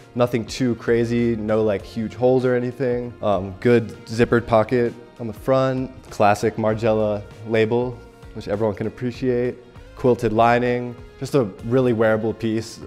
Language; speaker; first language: English; native; English